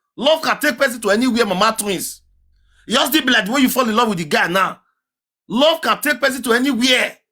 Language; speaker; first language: Nigerian Pidgin; native; Nigerian Pidgin